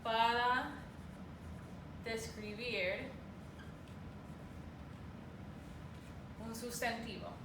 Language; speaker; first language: Spanish; non-native, fluent; English